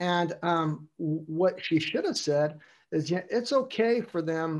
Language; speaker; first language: English; native; English